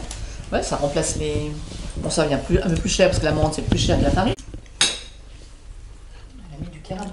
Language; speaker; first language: French; native; French